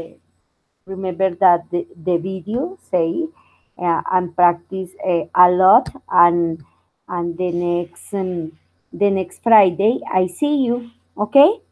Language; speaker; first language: English; non-native, learner; Spanish